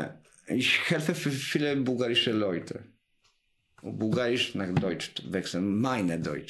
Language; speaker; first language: German; non-native, learner; Polish